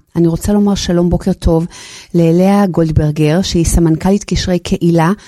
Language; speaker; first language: Hebrew; native; Hebrew